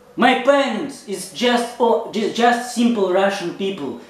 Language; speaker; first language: English; non-native, learner; Russian